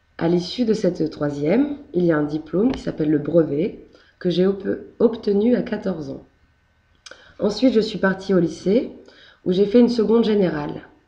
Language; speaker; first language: French; native; French